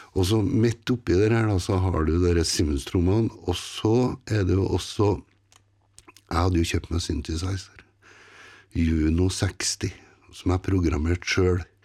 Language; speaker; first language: Norwegian; native; Norwegian